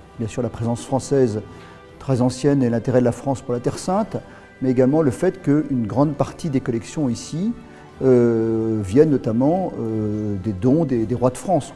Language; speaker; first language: French; native; French